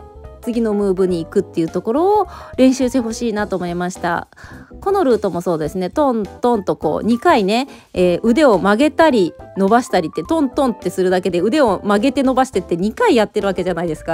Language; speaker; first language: Japanese; native; Japanese